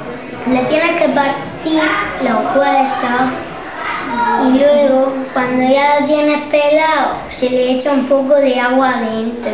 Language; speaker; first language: Spanish; early bilingual, other home language; Arabic